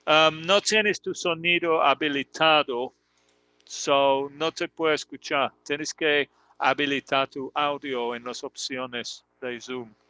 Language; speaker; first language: Spanish; non-native, fluent; English